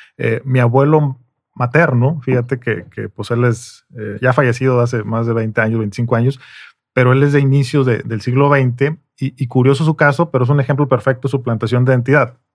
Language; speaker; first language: Spanish; native; Spanish